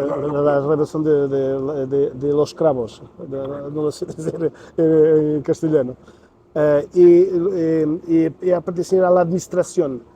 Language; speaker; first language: Spanish; non-native, learner; Portuguese